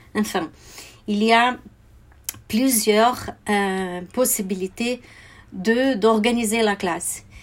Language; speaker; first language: French; non-native, fluent; Portuguese